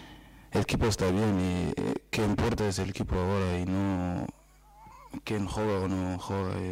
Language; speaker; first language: Spanish; non-native, fluent; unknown